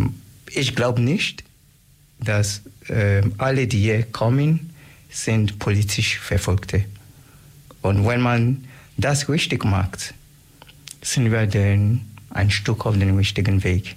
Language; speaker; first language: German; non-native, learner; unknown